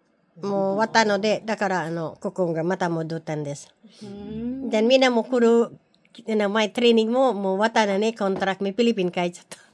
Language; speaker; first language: Japanese; non-native, learner; Filipino